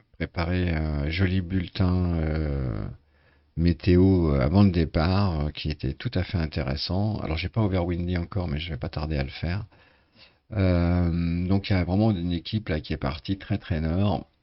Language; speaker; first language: French; native; French